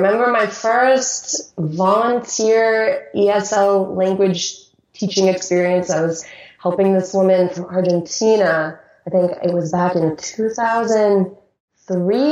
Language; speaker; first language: English; native; English